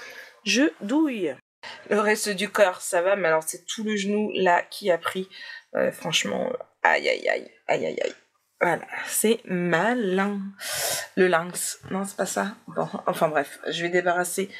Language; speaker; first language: French; native; French